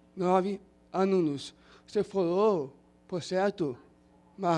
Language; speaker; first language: Portuguese; non-native, learner; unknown